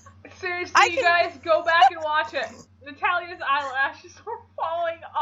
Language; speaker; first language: English; native; English